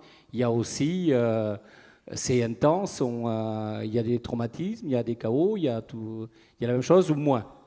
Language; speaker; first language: French; native; French